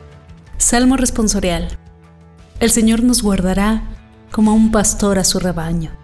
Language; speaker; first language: Spanish; native; Spanish